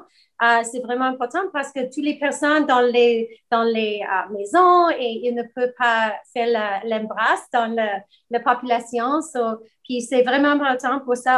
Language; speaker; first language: French; non-native, learner; English